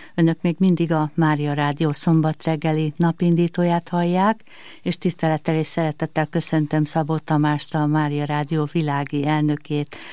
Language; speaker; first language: Hungarian; native; Hungarian